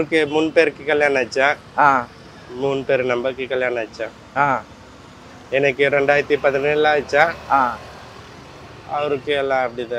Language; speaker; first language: Tamil; non-native, learner; Hindi